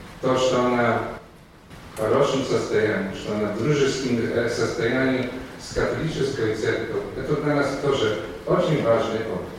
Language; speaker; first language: Russian; non-native, fluent; Polish